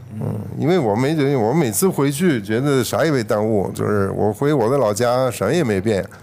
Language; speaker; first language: Chinese; non-native, fluent; Italian